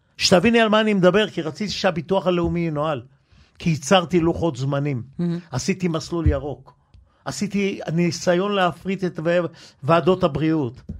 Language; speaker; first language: Hebrew; early bilingual, other home language; Yiddish